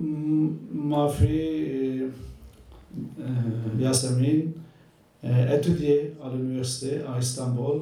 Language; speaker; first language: French; non-native, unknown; Turkish